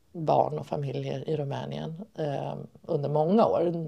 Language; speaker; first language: Swedish; early bilingual, other home language; Persian